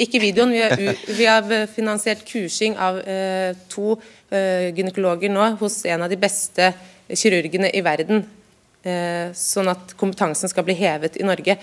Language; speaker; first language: Norwegian; native; Norwegian